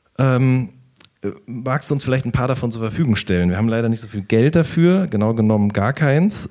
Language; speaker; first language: German; native; German